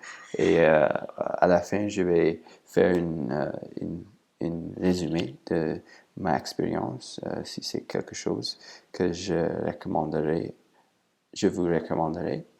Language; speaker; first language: French; non-native, learner; English